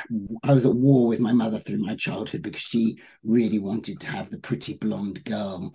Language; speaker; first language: English; native; English